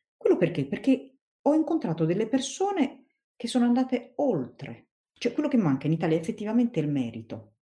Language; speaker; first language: Italian; non-native, fluent; Tigrinya